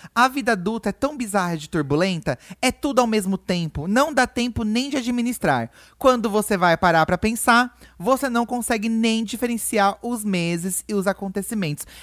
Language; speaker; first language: Portuguese; native; Portuguese